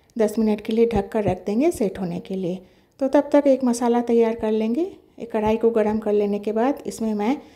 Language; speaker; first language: Hindi; non-native, local second language; Bangla